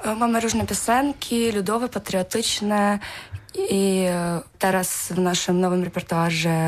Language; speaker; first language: Polish; non-native, learner; Ukrainian